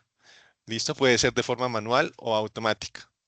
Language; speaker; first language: Spanish; native; Spanish